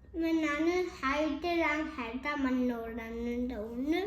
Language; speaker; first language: Korean; early bilingual, heritage; Korean